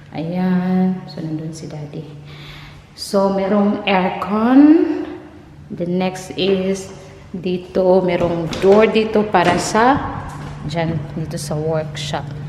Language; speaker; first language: Filipino; non-native, local second language; Cebuano